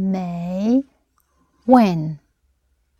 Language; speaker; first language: Chinese; non-native, learner; English